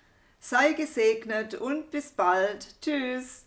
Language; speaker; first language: German; native; German